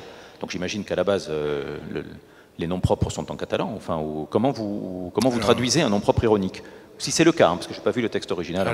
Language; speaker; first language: French; native; French